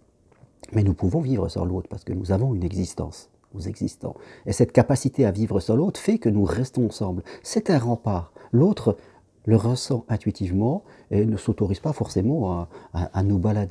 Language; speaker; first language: French; native; French